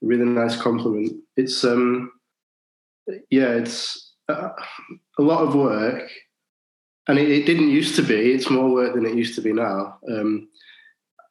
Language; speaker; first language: English; native; English